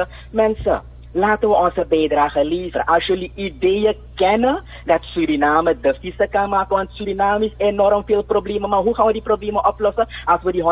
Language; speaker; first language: Dutch; native; Dutch